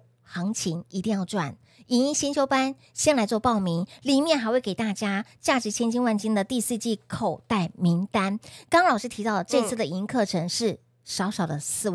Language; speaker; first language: Chinese; native; Chinese